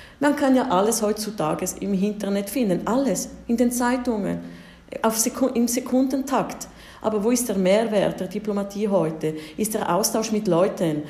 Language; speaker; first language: German; early bilingual, heritage; German